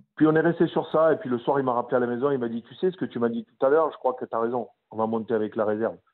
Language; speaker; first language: French; native; French